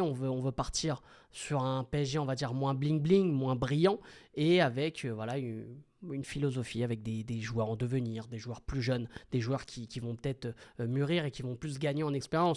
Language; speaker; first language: French; native; French